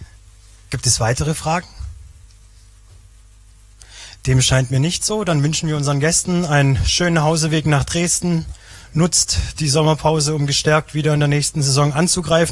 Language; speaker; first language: German; native; German